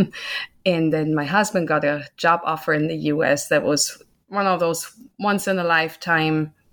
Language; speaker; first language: English; non-native, fluent; German